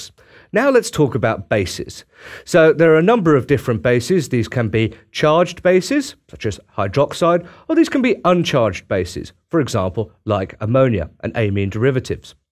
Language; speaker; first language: English; native; English